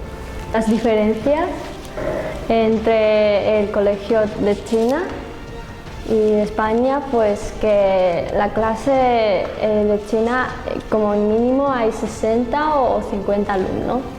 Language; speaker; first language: Spanish; non-native, learner; Chinese